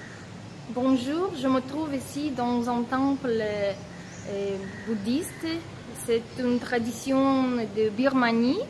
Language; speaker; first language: French; non-native, fluent; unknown